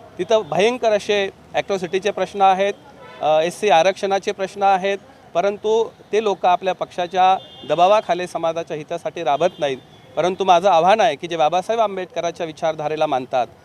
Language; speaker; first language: Marathi; native; Marathi